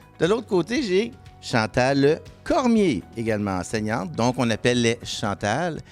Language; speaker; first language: French; native; French